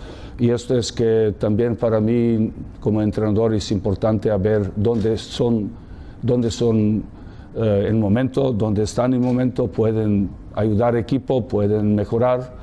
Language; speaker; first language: Spanish; non-native, learner; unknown